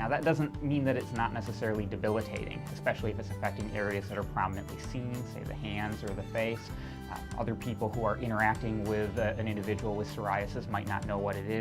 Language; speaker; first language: English; native; English